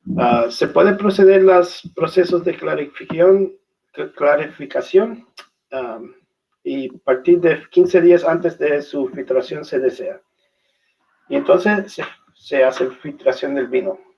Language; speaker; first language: Spanish; non-native, learner; English